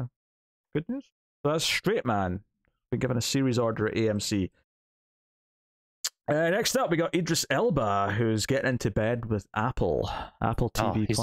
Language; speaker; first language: English; native; English